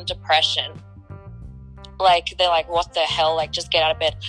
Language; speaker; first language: English; native; English